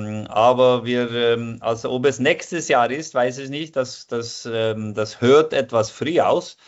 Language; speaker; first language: German; non-native, fluent; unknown